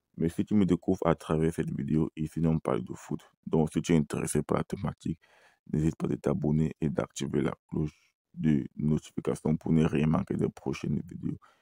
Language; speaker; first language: French; native; French